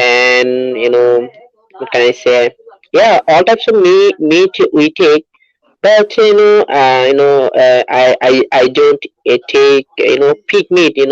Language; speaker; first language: English; non-native, learner; Bangla